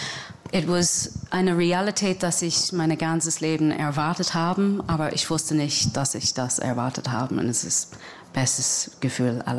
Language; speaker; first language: German; non-native, learner; English